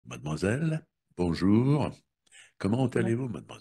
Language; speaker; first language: French; non-native, fluent; Russian